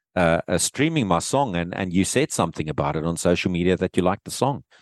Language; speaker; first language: English; native; English